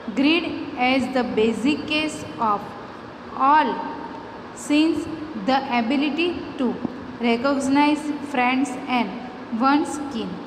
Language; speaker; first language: English; non-native, local second language; Gujarati